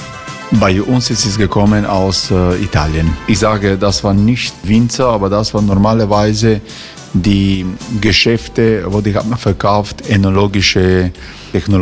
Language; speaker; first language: German; non-native, learner; Croatian